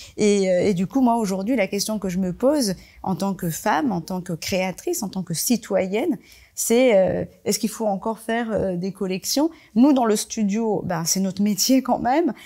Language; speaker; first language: French; early bilingual, other home language; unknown